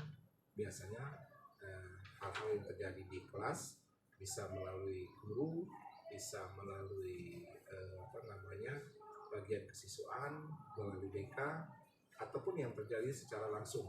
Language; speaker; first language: Indonesian; native; Indonesian